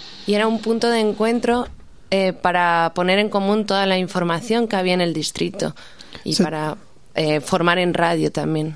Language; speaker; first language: Spanish; native; Spanish